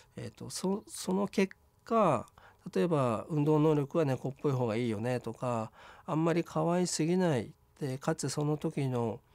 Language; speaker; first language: Japanese; native; Japanese